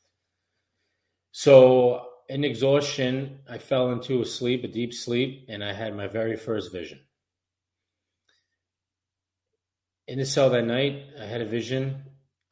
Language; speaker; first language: English; native; English